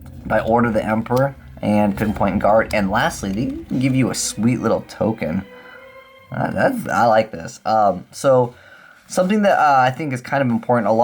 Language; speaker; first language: English; native; English